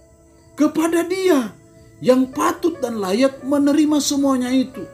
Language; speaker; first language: Indonesian; native; Indonesian